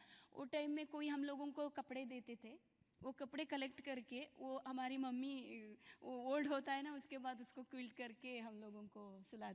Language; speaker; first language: Hindi; non-native, local second language; Kannada